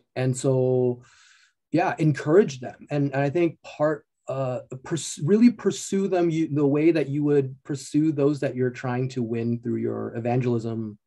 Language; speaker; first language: English; early bilingual, other home language; Chinese